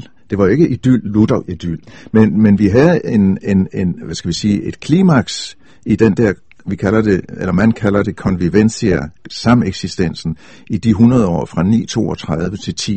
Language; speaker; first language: Danish; native; Danish